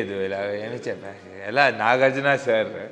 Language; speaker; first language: Telugu; non-native, local second language; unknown